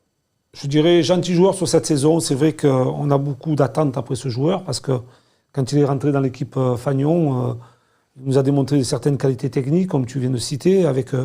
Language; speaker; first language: French; native; French